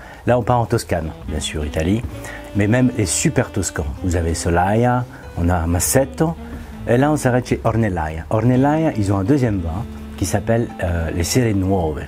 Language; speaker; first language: French; native; French